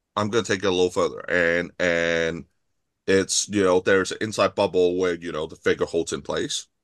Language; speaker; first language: English; non-native, local second language; Cantonese